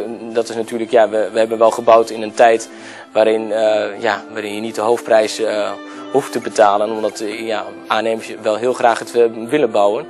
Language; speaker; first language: Dutch; native; Dutch